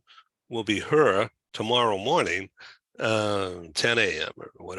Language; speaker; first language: English; native; English